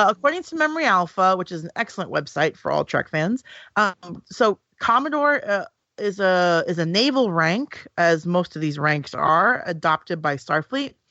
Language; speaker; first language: English; native; English